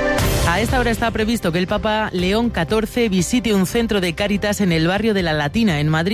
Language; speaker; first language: Spanish; native; Spanish